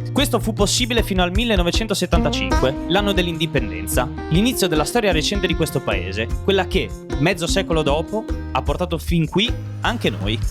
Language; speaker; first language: Italian; native; Italian